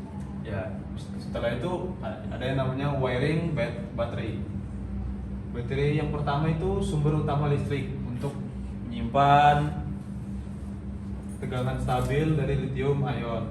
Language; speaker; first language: Indonesian; native; Indonesian